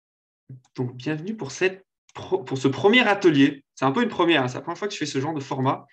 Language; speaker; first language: French; native; French